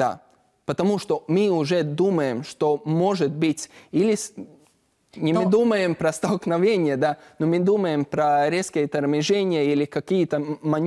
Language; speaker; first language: Russian; non-native, learner; Latvian